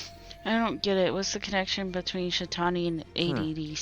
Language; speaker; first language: English; native; English